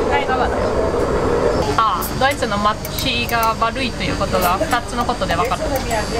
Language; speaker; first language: Japanese; non-native, fluent; German